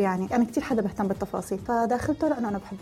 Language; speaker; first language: Arabic; native; Arabic